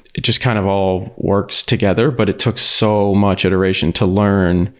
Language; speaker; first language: English; native; English